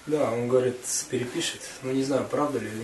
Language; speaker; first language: Russian; native; Russian